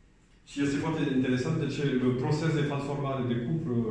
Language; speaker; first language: Romanian; non-native, learner; French